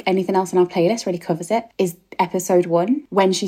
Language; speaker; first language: English; native; English